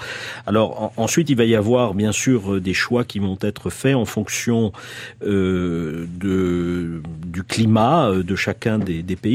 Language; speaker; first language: French; native; French